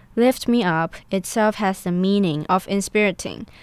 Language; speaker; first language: English; non-native, fluent; Chinese